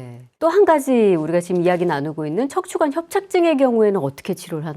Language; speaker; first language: Korean; native; Korean